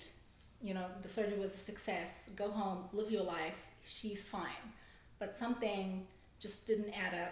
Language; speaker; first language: English; non-native, fluent; German